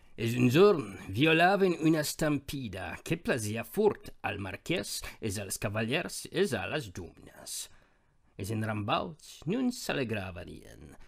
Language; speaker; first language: Occitan; non-native, fluent; Polish